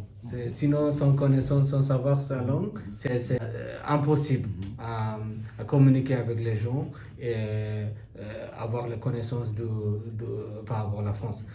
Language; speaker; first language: French; non-native, learner; Bangla